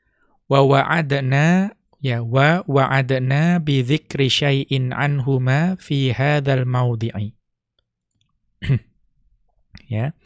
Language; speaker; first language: Arabic; non-native, fluent; Indonesian